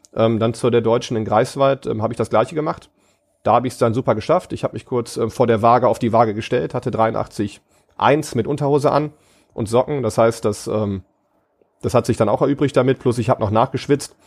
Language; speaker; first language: German; native; German